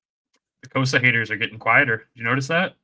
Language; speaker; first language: English; native; English